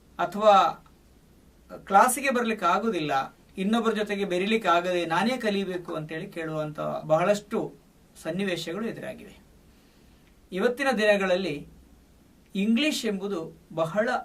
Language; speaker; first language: Kannada; native; Kannada